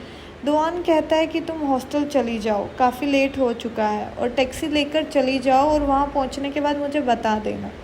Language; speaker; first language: Hindi; native; Hindi